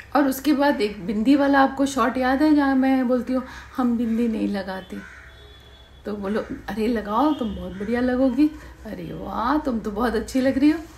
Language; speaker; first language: Hindi; native; Hindi